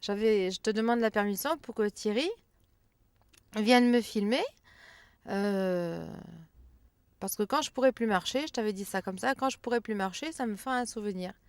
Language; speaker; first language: French; native; French